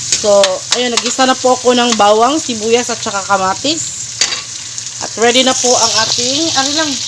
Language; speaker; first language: Filipino; non-native, local second language; Cebuano